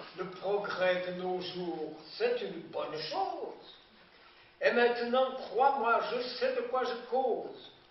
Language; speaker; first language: French; native; French